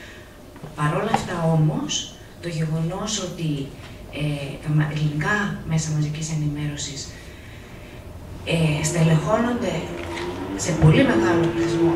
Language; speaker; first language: Greek; native; Greek